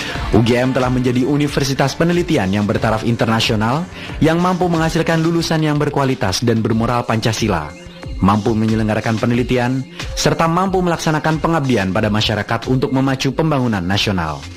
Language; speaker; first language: Indonesian; native; Indonesian